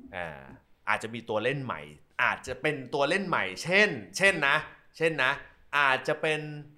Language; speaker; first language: Thai; native; Thai